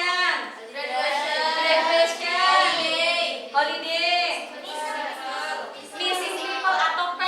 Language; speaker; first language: English; non-native, fluent; Indonesian